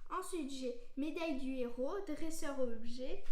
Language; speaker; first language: French; native; French